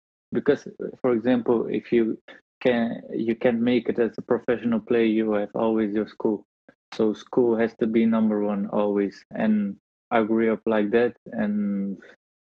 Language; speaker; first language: English; non-native, fluent; Dutch